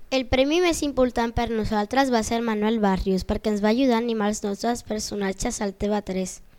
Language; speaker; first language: Catalan; early bilingual, other home language; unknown